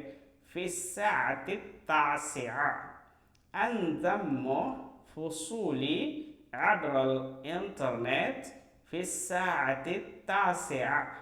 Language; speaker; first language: Arabic; non-native, fluent; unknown